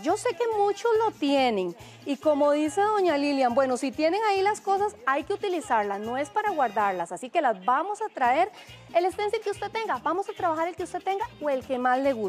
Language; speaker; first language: Spanish; native; Spanish